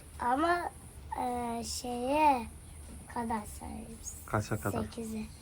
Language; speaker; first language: Turkish; native; Turkish